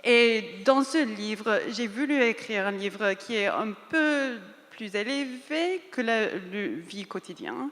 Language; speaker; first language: French; non-native, fluent; English